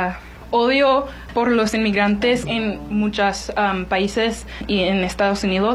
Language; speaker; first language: Spanish; non-native, learner; English